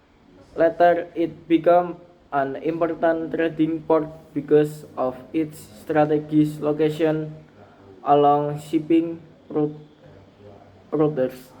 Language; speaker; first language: English; non-native, learner; Indonesian